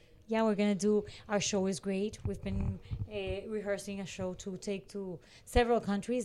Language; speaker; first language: English; non-native, fluent; Spanish